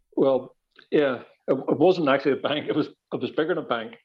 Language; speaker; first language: English; native; English